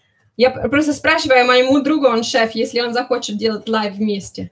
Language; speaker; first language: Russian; early bilingual, heritage; Italian